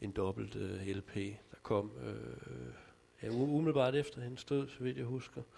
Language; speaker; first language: Danish; native; Danish